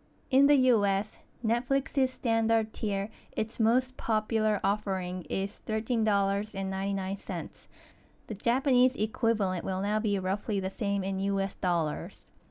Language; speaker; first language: English; early bilingual, other home language; Japanese